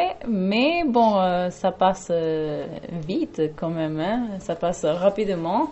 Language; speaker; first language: French; non-native, fluent; Spanish